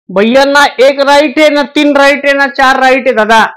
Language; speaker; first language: Hindi; non-native, local second language; Marathi